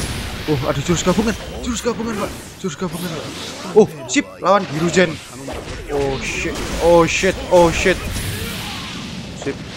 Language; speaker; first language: Indonesian; native; Indonesian